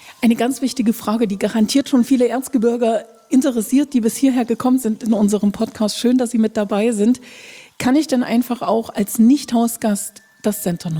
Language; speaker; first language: German; native; German